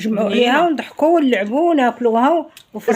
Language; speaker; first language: Arabic; native; Arabic